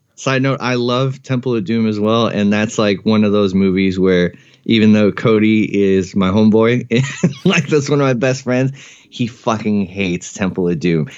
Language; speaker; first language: English; early bilingual, other home language; Spanish